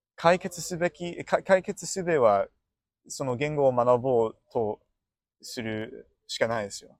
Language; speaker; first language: Japanese; non-native, fluent; English